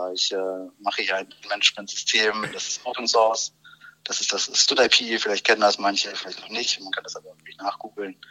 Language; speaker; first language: German; native; German